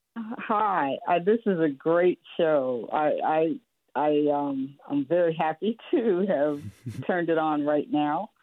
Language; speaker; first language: English; native; English